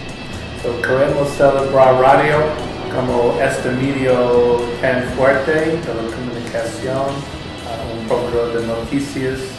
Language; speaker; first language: Spanish; non-native, fluent; English